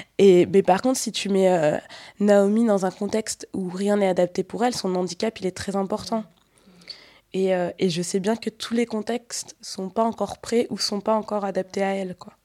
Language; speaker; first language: French; native; French